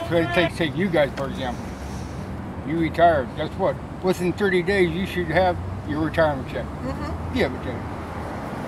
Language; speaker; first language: English; native; English